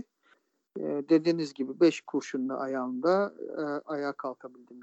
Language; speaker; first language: Turkish; native; Turkish